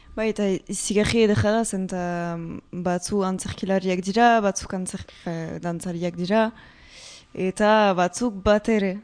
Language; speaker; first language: Basque; native; Basque